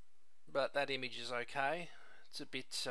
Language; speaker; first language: English; native; English